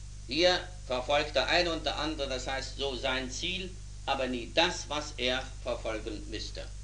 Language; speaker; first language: German; native; German